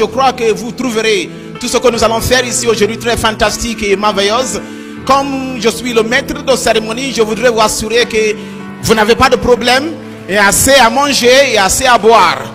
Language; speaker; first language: French; non-native, fluent; Yoruba